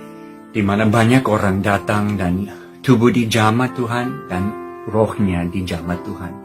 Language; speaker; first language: Indonesian; non-native, fluent; English